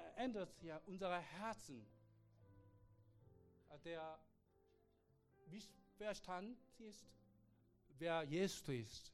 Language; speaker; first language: German; non-native, learner; Korean